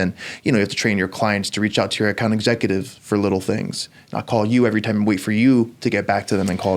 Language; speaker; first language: English; native; English